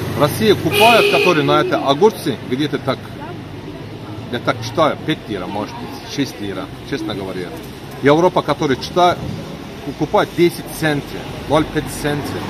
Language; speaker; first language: Russian; non-native, learner; Turkish